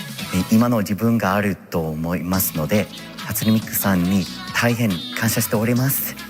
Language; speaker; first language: Japanese; non-native, fluent; English